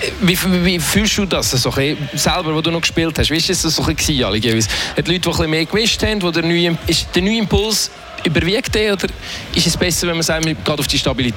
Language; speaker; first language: German; native; German